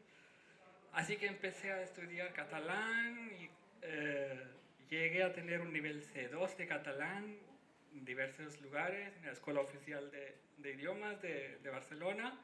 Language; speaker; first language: Spanish; non-native, fluent; Hindi